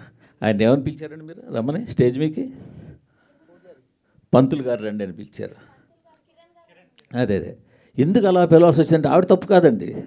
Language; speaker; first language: Telugu; native; Telugu